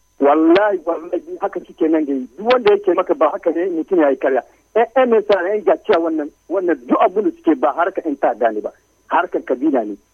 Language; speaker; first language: Hausa; non-native, local second language; Fula